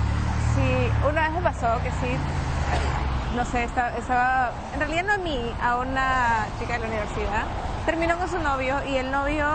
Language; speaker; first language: Spanish; native; Spanish